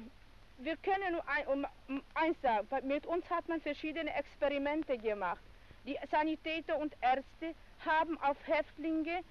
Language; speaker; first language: German; non-native, fluent; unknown